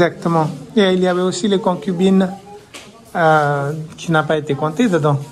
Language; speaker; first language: French; non-native, fluent; Hindi